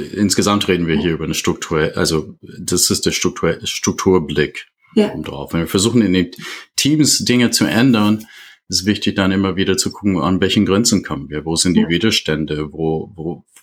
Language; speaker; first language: German; non-native, fluent; English